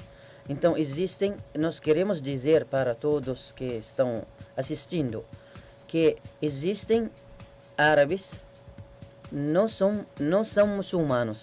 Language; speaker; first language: Portuguese; non-native, learner; Arabic